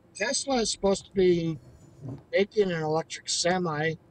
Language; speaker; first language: English; native; English